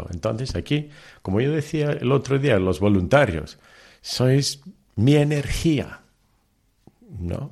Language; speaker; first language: Spanish; early bilingual, heritage; Telugu